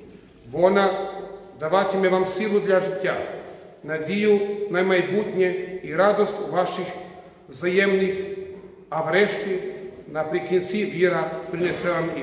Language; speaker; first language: Ukrainian; non-native, fluent; Croatian